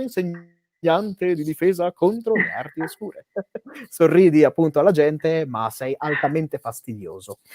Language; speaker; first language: Italian; native; Italian